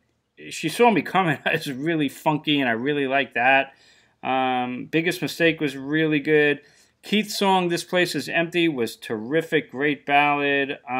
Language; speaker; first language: English; native; English